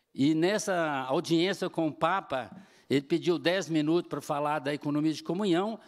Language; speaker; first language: Portuguese; native; Portuguese